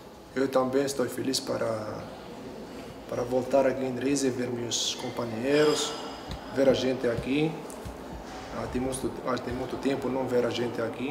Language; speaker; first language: Portuguese; non-native, learner; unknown